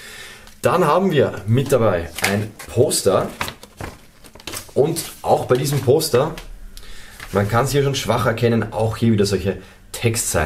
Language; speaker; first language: German; native; German